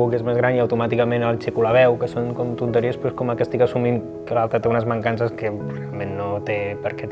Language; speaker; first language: Catalan; native; Catalan